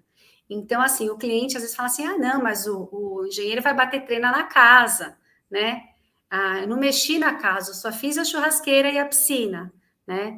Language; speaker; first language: Portuguese; native; Portuguese